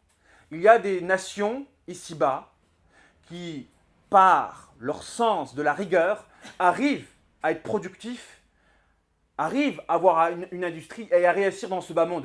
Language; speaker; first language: French; native; French